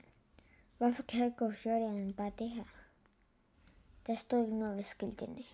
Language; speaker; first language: Danish; early bilingual, other home language; Spanish